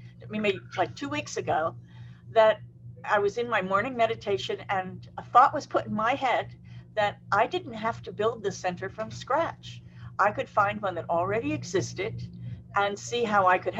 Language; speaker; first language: English; native; English